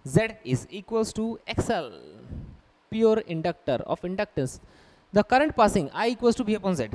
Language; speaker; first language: English; non-native, local second language; Bangla